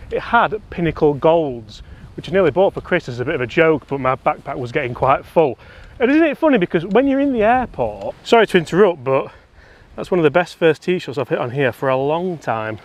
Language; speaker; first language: English; native; English